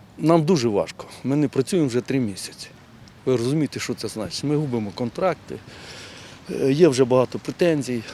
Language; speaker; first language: Ukrainian; native; Ukrainian